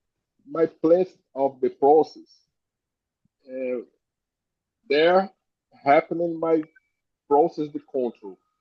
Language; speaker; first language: English; non-native, learner; Portuguese